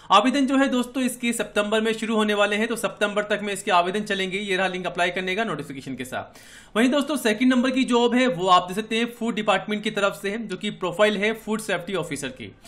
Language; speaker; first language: Hindi; native; Hindi